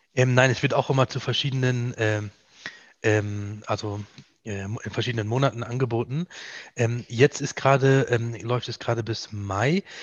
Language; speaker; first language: German; native; German